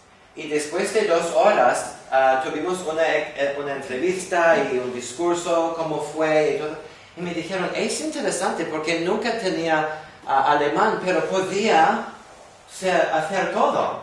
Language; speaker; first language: Spanish; non-native, fluent; English